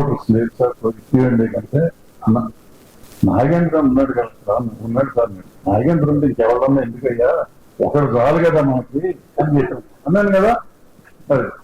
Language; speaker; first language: Telugu; native; Telugu